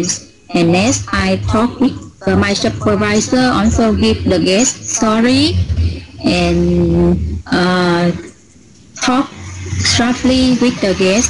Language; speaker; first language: English; non-native, learner; Vietnamese